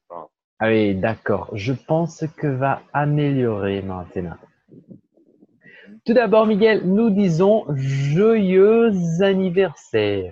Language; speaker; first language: French; non-native, fluent; Portuguese